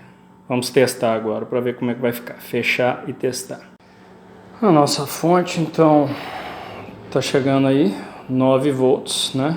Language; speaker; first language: Portuguese; native; Portuguese